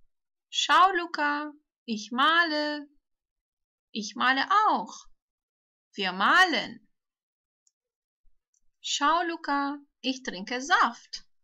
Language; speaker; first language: German; non-native, fluent; Turkish